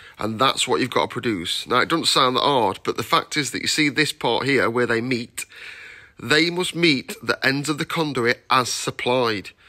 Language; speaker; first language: English; native; English